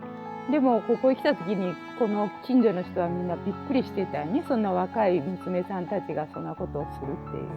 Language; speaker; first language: Japanese; native; Japanese